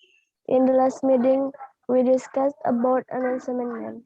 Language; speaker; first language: English; non-native, learner; Indonesian